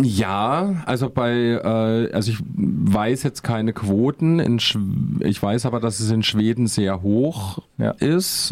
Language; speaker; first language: German; native; German